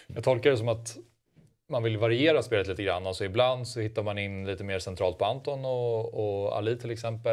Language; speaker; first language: Swedish; native; Swedish